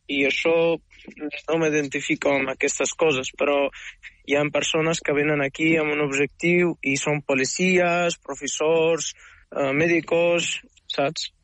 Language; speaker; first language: Catalan; non-native, fluent; Arabic